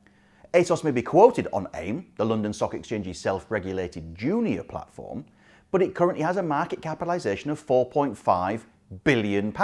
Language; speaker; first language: English; native; English